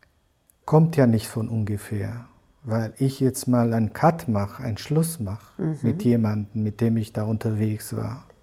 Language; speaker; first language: German; non-native, fluent; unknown